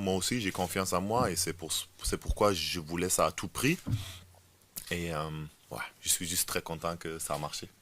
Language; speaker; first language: French; non-native, fluent; German